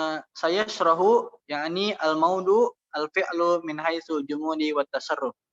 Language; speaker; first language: Arabic; non-native, learner; Indonesian